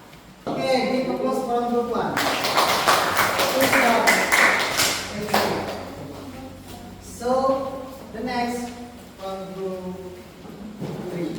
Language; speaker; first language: English; non-native, learner; Indonesian